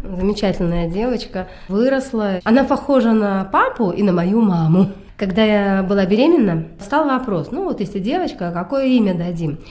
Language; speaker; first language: Russian; native; Russian